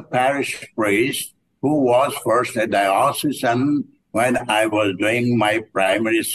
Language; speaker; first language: English; non-native, local second language; Bangla